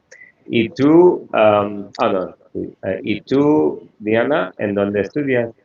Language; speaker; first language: Spanish; non-native, fluent; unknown